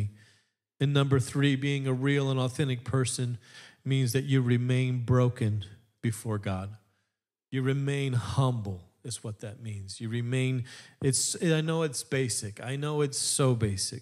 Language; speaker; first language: English; native; English